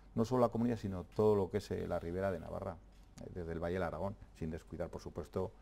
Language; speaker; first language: Spanish; native; Spanish